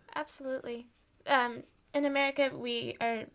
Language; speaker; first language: English; native; English